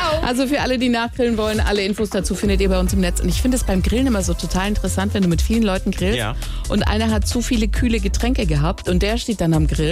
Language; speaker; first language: German; native; German